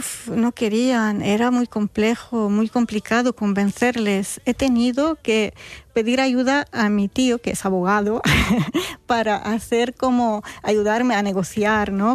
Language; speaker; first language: Spanish; non-native, fluent; Arabic